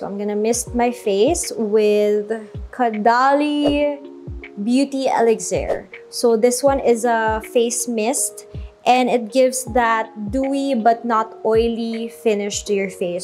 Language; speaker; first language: English; non-native, local second language; Filipino